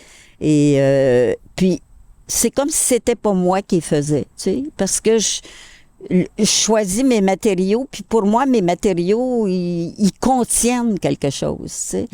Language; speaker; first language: French; native; French